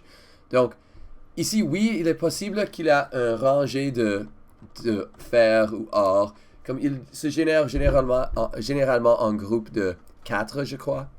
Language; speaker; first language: French; non-native, learner; English